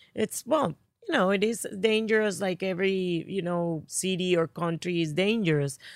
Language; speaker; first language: English; non-native, fluent; Spanish